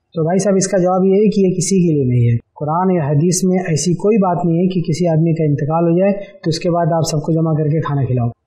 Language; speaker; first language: Hindi; native; Hindi